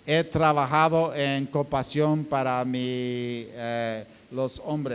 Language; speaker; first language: Spanish; non-native, fluent; English